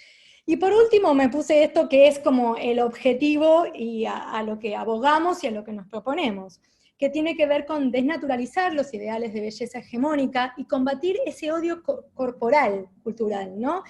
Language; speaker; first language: Spanish; native; Spanish